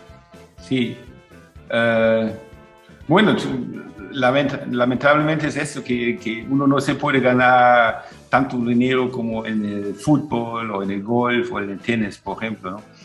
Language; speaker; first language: Spanish; non-native, fluent; German